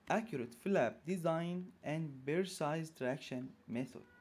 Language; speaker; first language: English; non-native, fluent; Arabic